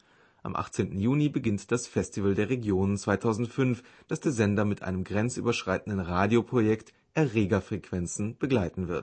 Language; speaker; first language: German; native; German